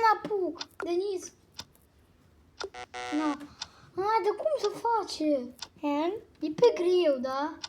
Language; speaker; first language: Romanian; early bilingual, heritage; Romanian